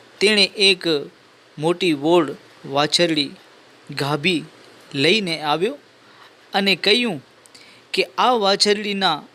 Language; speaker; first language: Gujarati; non-native, local second language; Sindhi